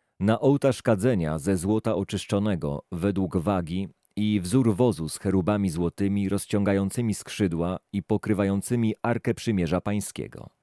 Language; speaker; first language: Polish; native; Polish